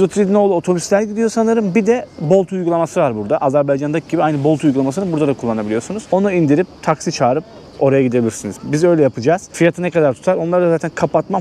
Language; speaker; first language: Turkish; native; Turkish